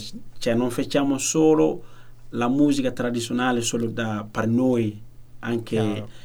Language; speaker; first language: Italian; non-native, learner; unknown